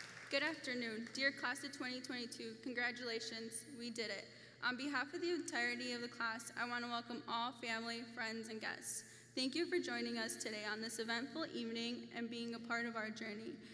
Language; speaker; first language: English; early bilingual, other home language; Spanish